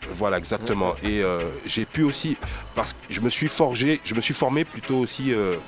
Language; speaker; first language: French; native; French